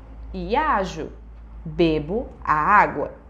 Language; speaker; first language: Portuguese; native; Portuguese